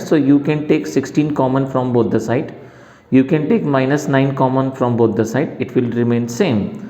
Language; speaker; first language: English; non-native, local second language; Hindi